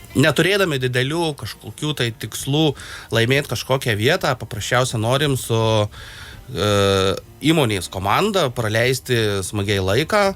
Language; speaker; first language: Lithuanian; native; Lithuanian